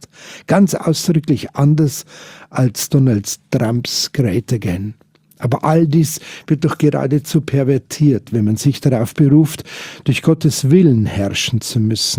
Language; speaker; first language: German; native; German